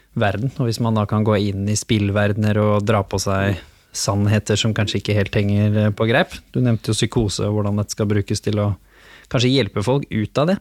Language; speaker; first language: Norwegian; native; Norwegian